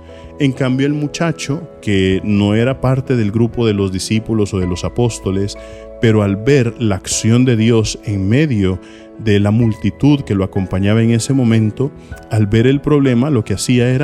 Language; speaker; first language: Spanish; native; Spanish